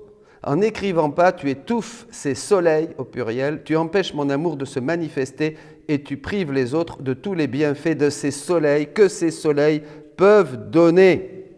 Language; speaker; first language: French; native; French